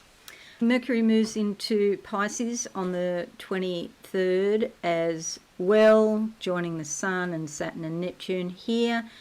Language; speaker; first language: English; native; English